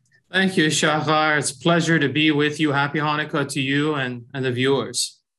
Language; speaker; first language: English; early bilingual, other home language; Persian